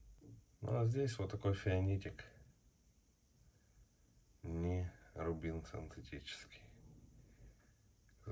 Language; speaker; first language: Russian; native; Russian